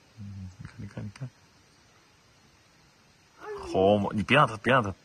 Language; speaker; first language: Chinese; native; Chinese